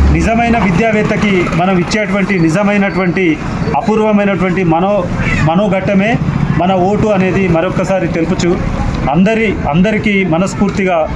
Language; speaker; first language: Telugu; native; Telugu